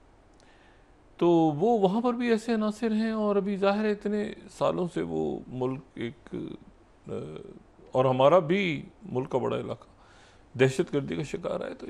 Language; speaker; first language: Urdu; native; Urdu